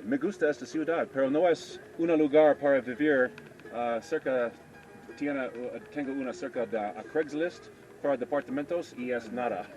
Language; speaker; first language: Spanish; non-native, learner; English